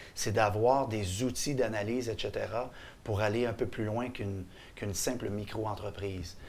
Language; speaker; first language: French; native; French